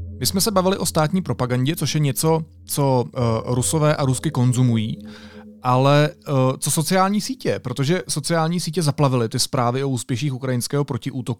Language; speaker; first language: Czech; native; Czech